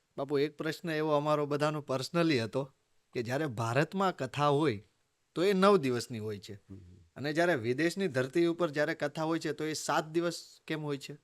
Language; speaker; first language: Gujarati; native; Gujarati